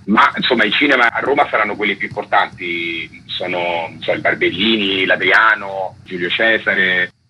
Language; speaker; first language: Italian; native; Italian